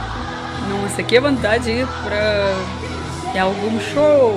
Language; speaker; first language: Portuguese; non-native, learner; Russian